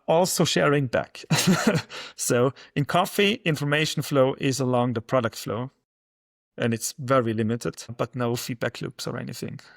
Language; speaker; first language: English; non-native, fluent; German